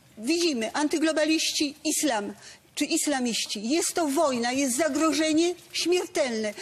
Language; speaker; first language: Polish; native; Polish